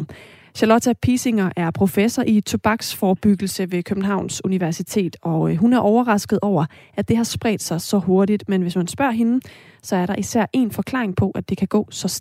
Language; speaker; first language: Danish; native; Danish